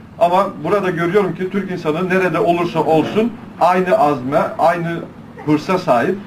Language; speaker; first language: Turkish; early bilingual, heritage; Turkish